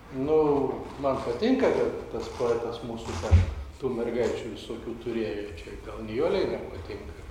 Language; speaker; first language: Lithuanian; native; Lithuanian